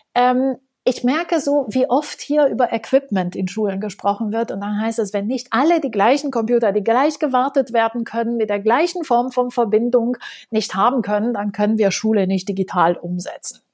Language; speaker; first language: German; non-native, fluent; Romanian